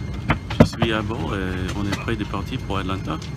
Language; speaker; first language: French; non-native, learner; English